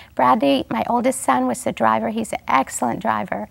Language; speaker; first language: English; native; English